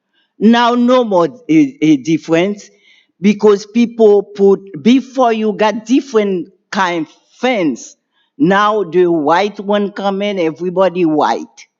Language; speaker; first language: English; non-native, learner; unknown